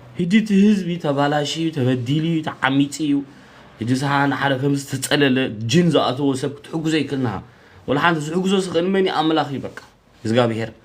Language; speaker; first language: Tigrinya; early bilingual, heritage; Tigrinya